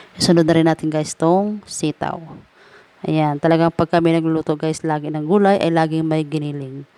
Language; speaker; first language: Filipino; native; Filipino